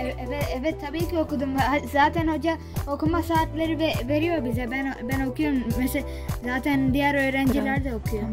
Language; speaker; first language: Turkish; early bilingual, other home language; Urdu